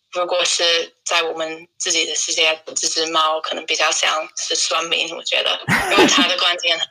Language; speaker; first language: Chinese; non-native, fluent; English